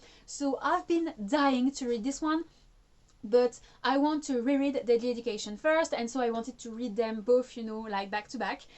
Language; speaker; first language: English; non-native, fluent; French